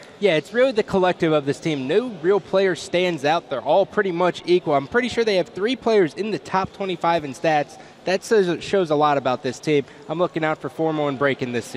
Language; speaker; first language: English; native; English